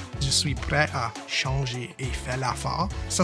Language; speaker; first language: French; non-native, fluent; English